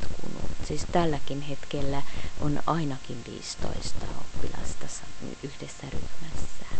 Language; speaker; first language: Finnish; non-native, fluent; Hungarian